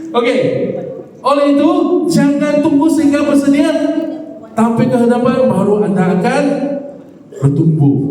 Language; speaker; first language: Malay; non-native, local second language; Chinese